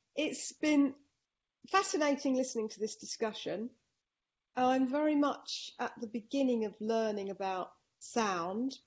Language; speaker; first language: English; non-native, fluent; Dutch